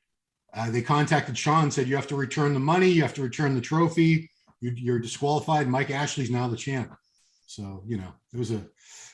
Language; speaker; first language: English; native; English